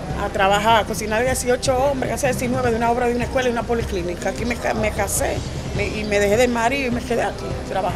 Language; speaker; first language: Spanish; native; Spanish